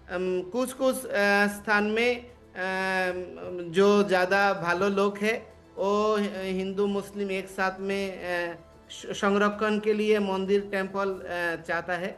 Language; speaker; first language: Hindi; non-native, learner; Bangla